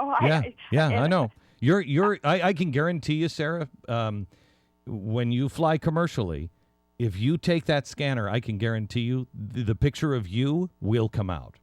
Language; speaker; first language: English; native; English